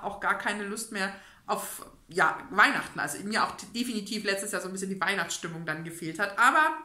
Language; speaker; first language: German; native; German